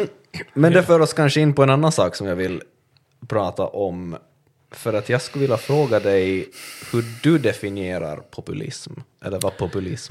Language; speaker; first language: Swedish; native; Swedish